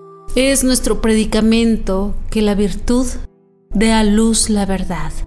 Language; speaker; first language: Spanish; native; Spanish